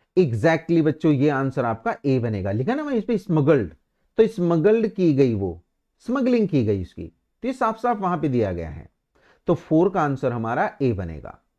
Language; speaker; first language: Hindi; native; Hindi